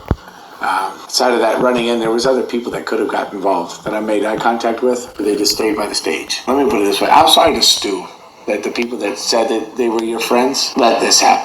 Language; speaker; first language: English; native; English